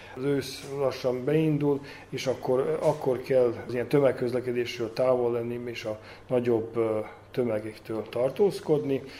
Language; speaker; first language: Hungarian; native; Hungarian